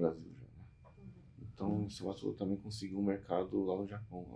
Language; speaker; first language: Portuguese; native; Portuguese